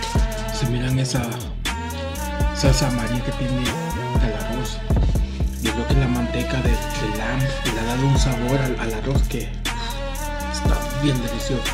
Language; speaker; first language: Spanish; early bilingual, other home language; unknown